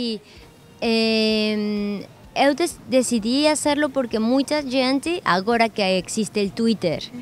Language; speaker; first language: Portuguese; non-native, learner; Spanish